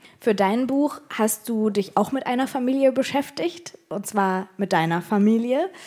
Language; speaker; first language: German; early bilingual, other home language; Arabic